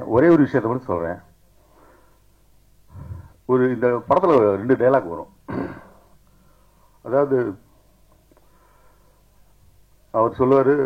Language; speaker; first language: Tamil; native; Tamil